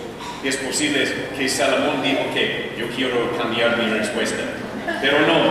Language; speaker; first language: Spanish; non-native, fluent; English